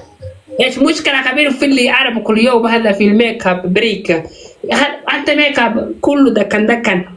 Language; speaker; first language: Arabic; non-native, learner; Oromo